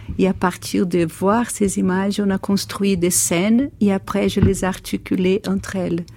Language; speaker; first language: French; non-native, fluent; Portuguese